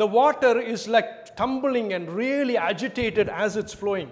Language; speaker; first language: English; non-native, local second language; Tamil